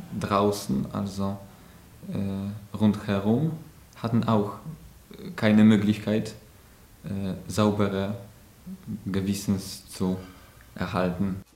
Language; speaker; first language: German; non-native, learner; English